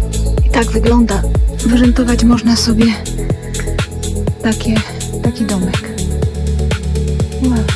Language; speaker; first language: Polish; native; Polish